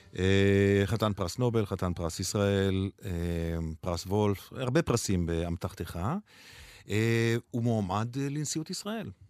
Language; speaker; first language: Hebrew; native; Hebrew